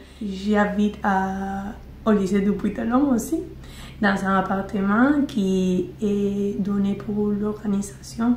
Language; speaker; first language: French; non-native, learner; Spanish